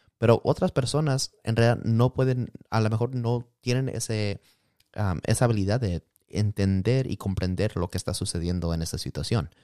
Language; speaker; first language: Spanish; early bilingual, heritage; Spanish